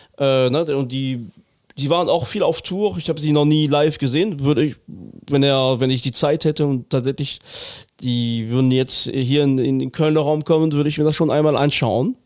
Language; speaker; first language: German; non-native, fluent; French